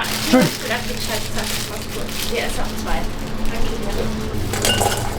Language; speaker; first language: German; non-native, learner; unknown